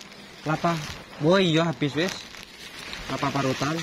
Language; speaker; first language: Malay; non-native, local second language; Javanese